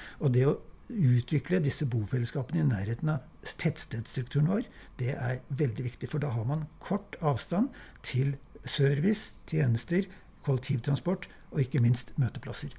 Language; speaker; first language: Norwegian; native; Norwegian